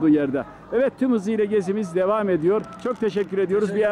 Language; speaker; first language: Turkish; native; Turkish